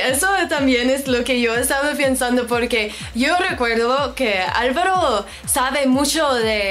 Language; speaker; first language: Spanish; non-native, learner; English